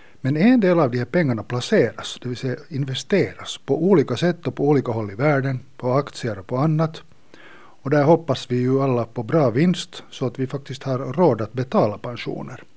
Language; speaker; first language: Swedish; native; Swedish